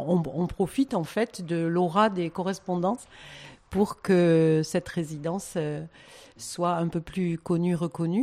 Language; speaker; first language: French; native; French